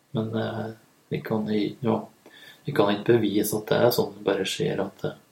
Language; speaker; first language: Norwegian; native; Norwegian